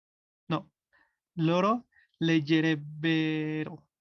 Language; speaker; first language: Italian; non-native, learner; Spanish